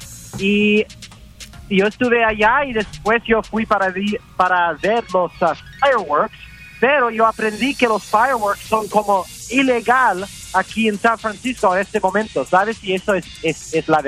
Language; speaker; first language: Spanish; early bilingual, heritage; English